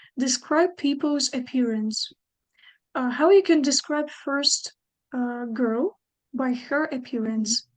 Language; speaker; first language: English; non-native, fluent; Ukrainian